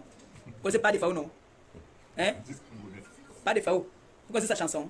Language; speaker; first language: French; native; French